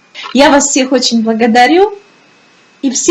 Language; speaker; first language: Russian; native; Russian